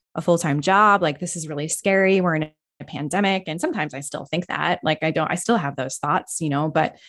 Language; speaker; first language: English; native; English